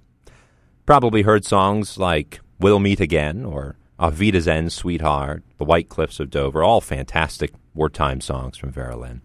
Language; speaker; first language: English; native; English